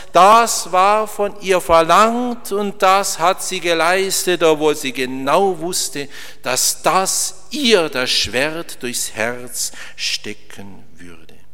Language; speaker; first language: German; native; German